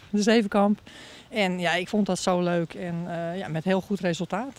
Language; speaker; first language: Dutch; native; Dutch